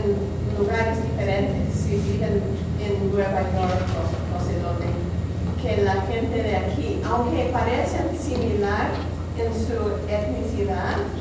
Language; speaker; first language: Spanish; non-native, learner; English